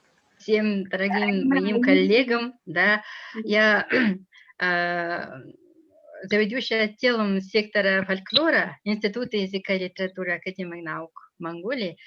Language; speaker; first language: Russian; non-native, fluent; Mongolian